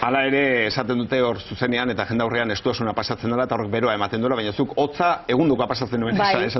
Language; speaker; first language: Basque; native; Basque